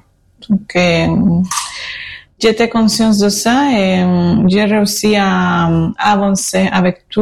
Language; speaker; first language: French; non-native, fluent; Spanish